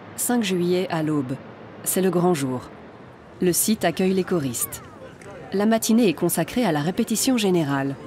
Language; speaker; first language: French; native; French